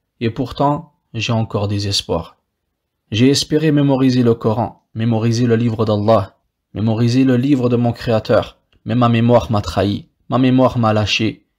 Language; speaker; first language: French; non-native, local second language; Wolof